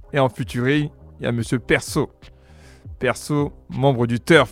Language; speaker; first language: French; native; French